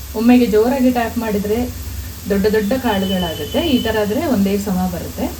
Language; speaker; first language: Kannada; native; Kannada